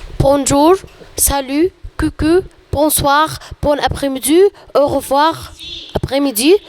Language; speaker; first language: French; non-native, learner; Arabic